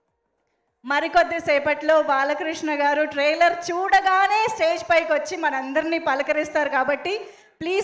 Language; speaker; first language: Telugu; native; Telugu